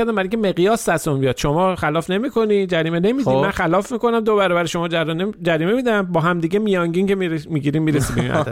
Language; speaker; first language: Persian; native; Persian